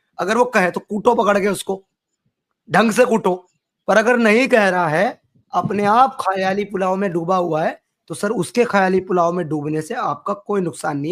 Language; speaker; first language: Hindi; native; Hindi